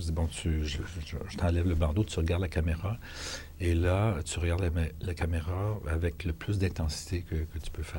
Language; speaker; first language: French; native; French